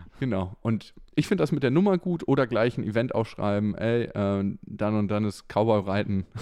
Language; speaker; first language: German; native; German